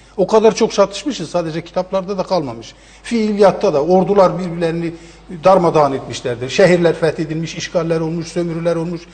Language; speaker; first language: Turkish; native; Turkish